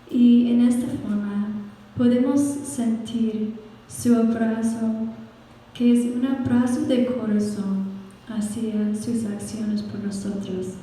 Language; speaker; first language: Spanish; non-native, fluent; English